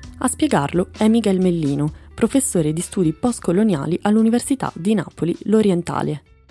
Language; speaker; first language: Italian; native; Italian